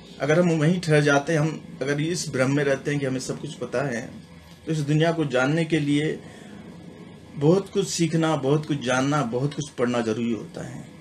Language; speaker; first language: Hindi; non-native, local second language; Sindhi